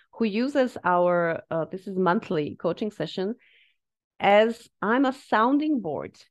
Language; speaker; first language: English; non-native, fluent; Slovak